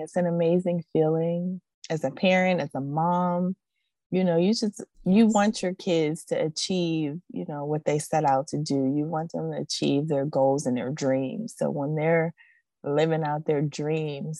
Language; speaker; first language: English; native; English